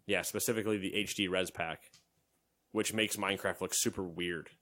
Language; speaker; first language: English; native; English